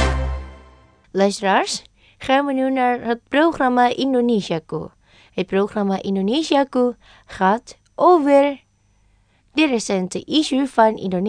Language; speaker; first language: Dutch; non-native, fluent; Indonesian